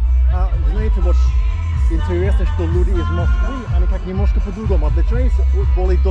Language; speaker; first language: Russian; non-native, learner; English